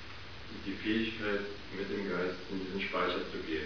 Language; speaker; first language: German; native; German